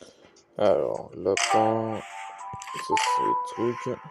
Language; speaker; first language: French; native; French